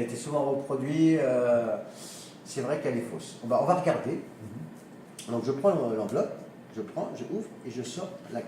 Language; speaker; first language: French; native; French